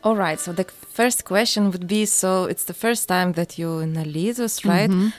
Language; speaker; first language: English; non-native, learner; Lithuanian